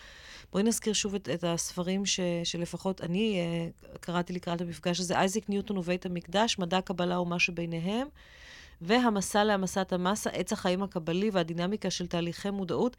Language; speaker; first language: Hebrew; native; Hebrew